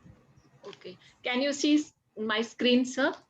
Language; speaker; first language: English; non-native, fluent; Marathi